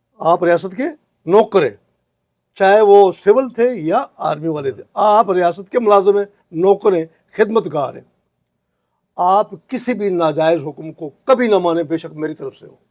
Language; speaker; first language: Urdu; non-native, local second language; Pahari-Potwari